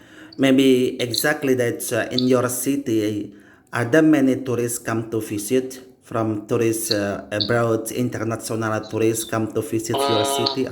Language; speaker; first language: English; non-native, learner; Indonesian